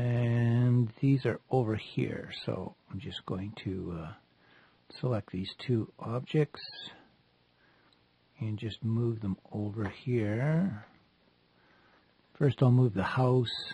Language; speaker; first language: English; native; English